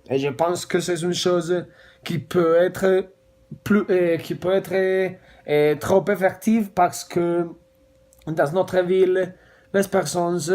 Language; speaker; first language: French; non-native, learner; Spanish